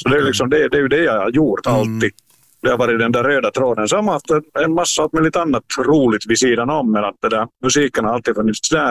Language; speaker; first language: Swedish; native; Swedish